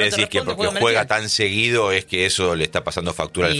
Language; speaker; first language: Spanish; native; Spanish